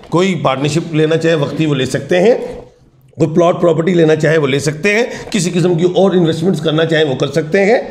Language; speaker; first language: Urdu; non-native, local second language; Punjabi